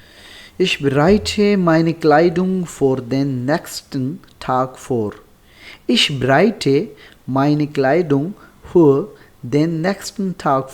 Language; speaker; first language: German; non-native, learner; Urdu